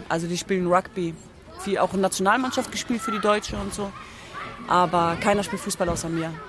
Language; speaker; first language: German; early bilingual, other home language; Kurdish